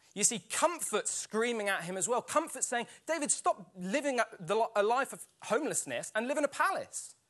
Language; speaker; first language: English; native; English